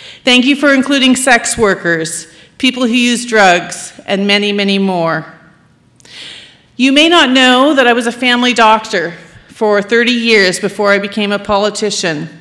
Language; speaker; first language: English; native; English